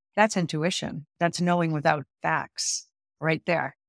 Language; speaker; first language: English; native; English